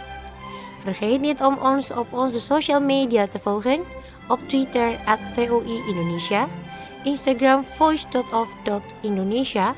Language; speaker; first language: Dutch; non-native, fluent; Indonesian